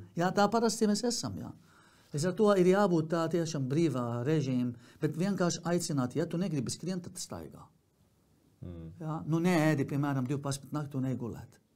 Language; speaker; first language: Latvian; non-native, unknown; Arabic